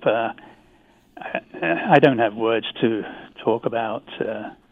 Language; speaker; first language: English; native; English